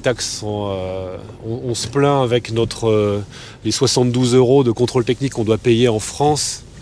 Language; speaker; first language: French; native; French